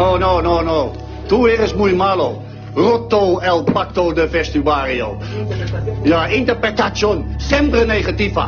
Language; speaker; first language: Spanish; non-native, learner; Dutch